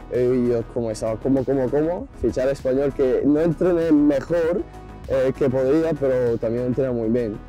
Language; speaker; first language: Spanish; non-native, fluent; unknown